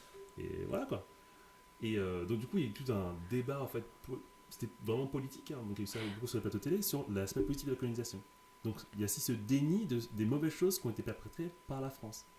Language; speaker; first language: French; native; French